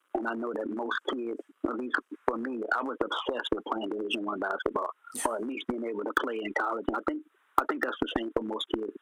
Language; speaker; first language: English; native; English